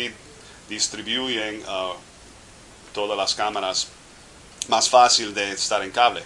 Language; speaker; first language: Spanish; non-native, fluent; English